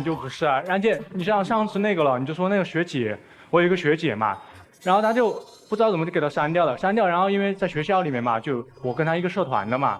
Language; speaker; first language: Chinese; native; Chinese